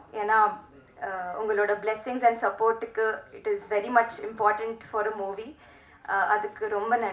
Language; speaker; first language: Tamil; non-native, learner; Telugu